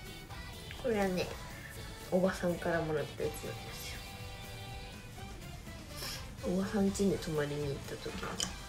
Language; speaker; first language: Japanese; native; Japanese